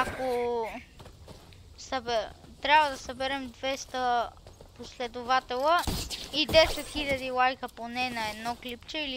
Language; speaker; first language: Bulgarian; native; Bulgarian